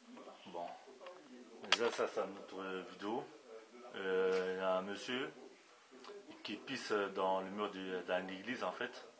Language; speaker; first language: French; native; French